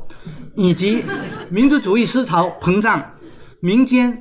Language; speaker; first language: Chinese; native; Chinese